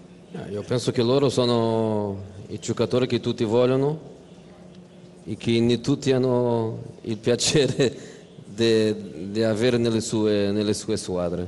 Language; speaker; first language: Italian; non-native, fluent; Portuguese